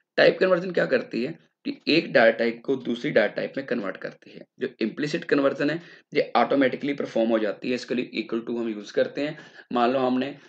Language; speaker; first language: Hindi; non-native, local second language; Punjabi